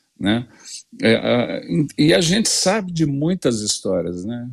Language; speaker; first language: Portuguese; native; Portuguese